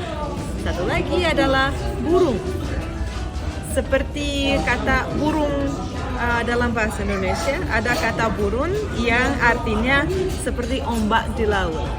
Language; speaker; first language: Indonesian; non-native, fluent; Russian